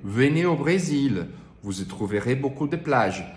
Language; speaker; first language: French; non-native, fluent; Portuguese